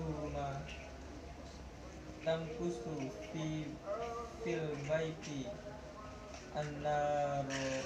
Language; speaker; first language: Arabic; non-native, learner; Indonesian